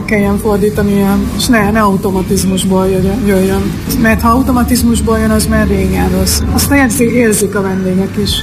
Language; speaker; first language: Hungarian; native; Hungarian